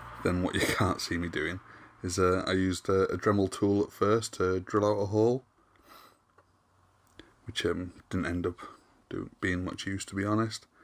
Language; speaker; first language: English; native; English